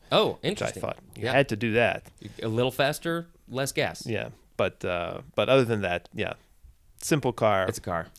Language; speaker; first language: English; native; English